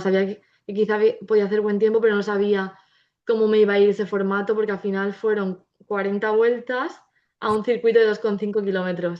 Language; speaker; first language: Spanish; native; Spanish